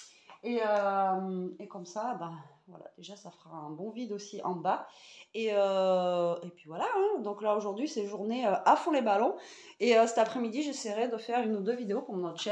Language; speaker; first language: French; native; French